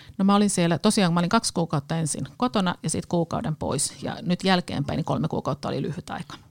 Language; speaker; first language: Finnish; native; Finnish